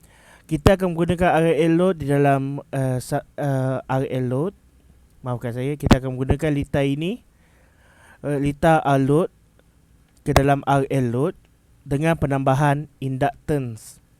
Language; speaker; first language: Malay; native; Malay